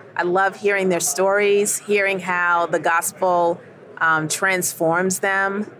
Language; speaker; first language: English; native; English